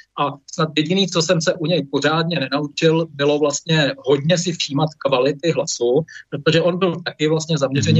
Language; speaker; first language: Czech; native; Czech